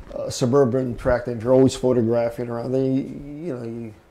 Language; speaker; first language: English; native; English